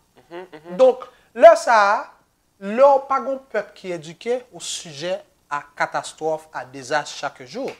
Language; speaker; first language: French; non-native, local second language; Haitian Creole